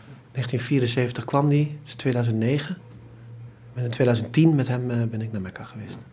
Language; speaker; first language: Dutch; early bilingual, other home language; Turkish